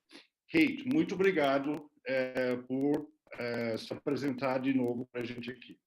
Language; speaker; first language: Portuguese; non-native, fluent; English